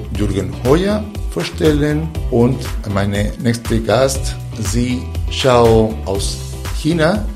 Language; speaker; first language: German; non-native, fluent; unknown